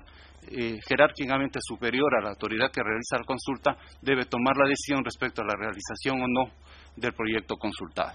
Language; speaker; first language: Spanish; native; Spanish